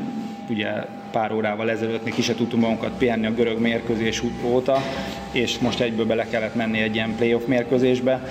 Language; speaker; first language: Hungarian; native; Hungarian